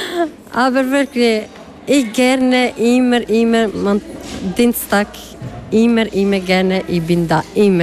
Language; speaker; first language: German; non-native, learner; Albanian